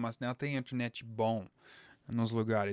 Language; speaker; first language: Portuguese; non-native, fluent; English